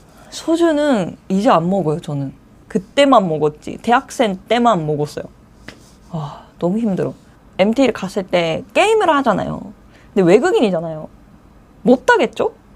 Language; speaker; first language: Korean; non-native, fluent; Japanese